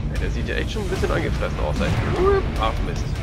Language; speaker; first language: German; native; German